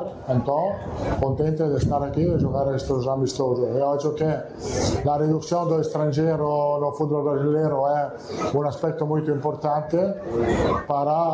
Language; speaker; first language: Portuguese; non-native, learner; Italian